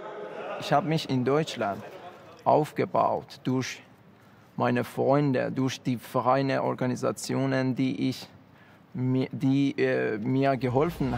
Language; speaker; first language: German; non-native, learner; Persian